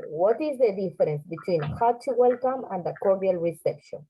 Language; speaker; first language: English; non-native, fluent; Spanish